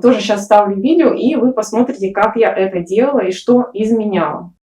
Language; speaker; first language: Russian; native; Russian